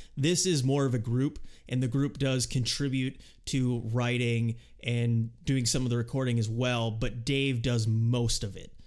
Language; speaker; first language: English; native; English